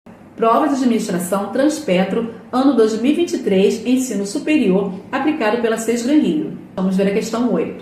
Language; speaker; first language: Portuguese; native; Portuguese